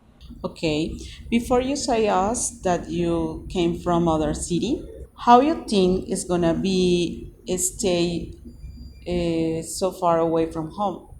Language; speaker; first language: English; non-native, learner; Spanish